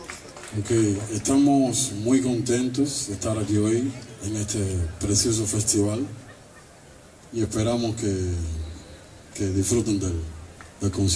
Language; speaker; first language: Portuguese; non-native, fluent; Spanish